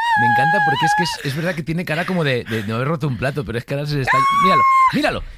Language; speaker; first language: Spanish; native; Spanish